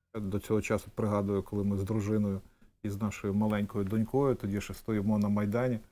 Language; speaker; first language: Ukrainian; native; Ukrainian